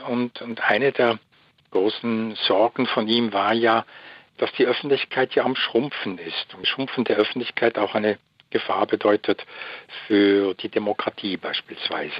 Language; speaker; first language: German; native; German